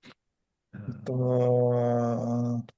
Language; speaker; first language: Japanese; non-native, learner; English